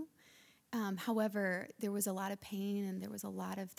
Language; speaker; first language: English; native; English